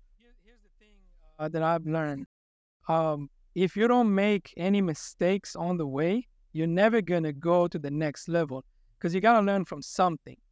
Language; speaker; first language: English; non-native, fluent; Hebrew